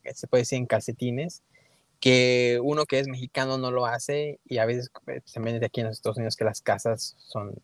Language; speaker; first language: Spanish; early bilingual, heritage; Spanish